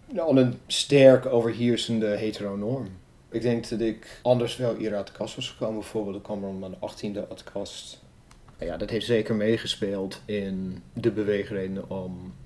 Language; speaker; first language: Dutch; non-native, fluent; English